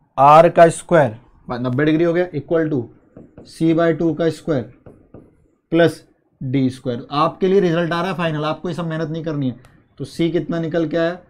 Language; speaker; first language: Hindi; native; Hindi